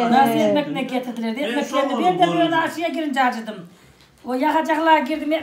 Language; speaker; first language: Turkish; native; Turkish